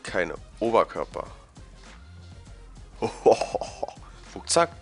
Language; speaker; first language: German; native; German